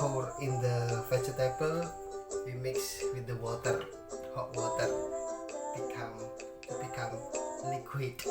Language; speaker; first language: English; non-native, learner; Indonesian